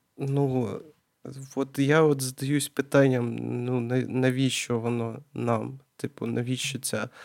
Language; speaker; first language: Ukrainian; non-native, local second language; Russian